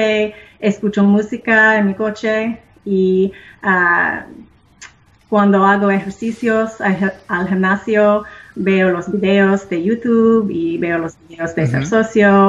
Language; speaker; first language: Spanish; non-native, learner; English